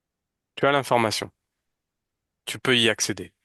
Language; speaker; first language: French; native; French